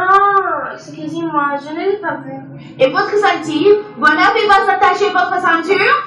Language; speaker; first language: French; non-native, learner; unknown